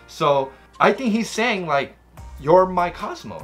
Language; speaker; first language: English; native; English